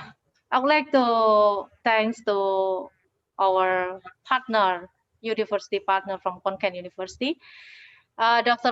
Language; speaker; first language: English; non-native, fluent; Indonesian